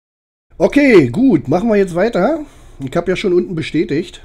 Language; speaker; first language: German; native; German